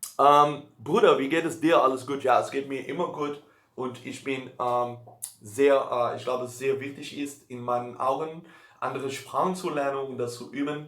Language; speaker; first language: German; non-native, learner; Dutch